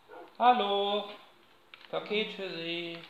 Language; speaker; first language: German; native; German